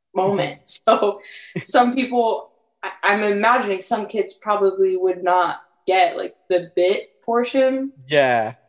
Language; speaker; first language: English; early bilingual, other home language; French